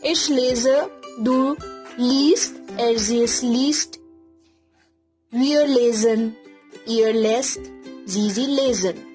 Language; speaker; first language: German; non-native, learner; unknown